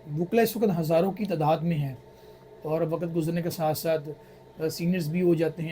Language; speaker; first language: Urdu; native; Urdu